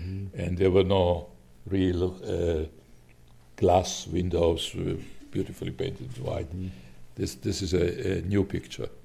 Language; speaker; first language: English; non-native, fluent; Slovak